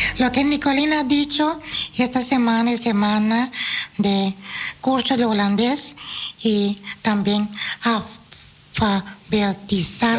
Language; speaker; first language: Spanish; non-native, fluent; Dutch